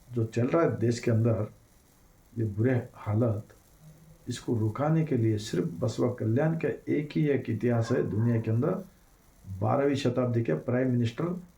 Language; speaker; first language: Hindi; non-native, local second language; Kannada